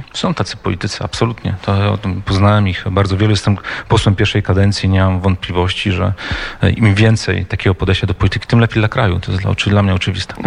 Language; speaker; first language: Polish; native; Polish